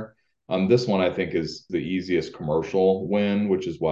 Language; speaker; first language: English; native; English